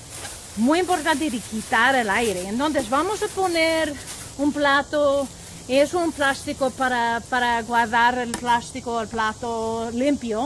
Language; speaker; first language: Spanish; non-native, learner; English